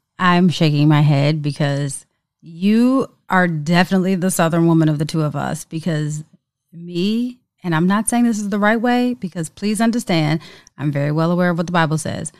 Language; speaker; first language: English; native; English